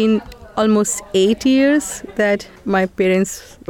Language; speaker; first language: English; non-native, local second language; Hindi